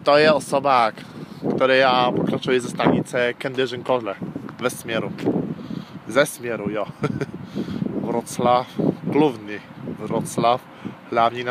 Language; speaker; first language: Czech; non-native, learner; Polish